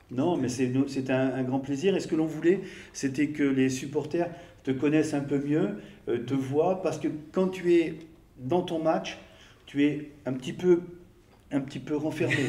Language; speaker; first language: French; native; French